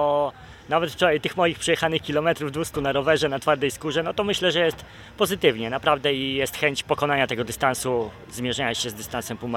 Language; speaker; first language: Polish; native; Polish